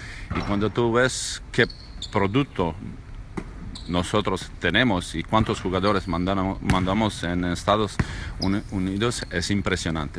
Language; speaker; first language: Spanish; non-native, learner; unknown